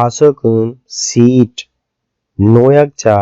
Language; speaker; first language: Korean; non-native, fluent; Urdu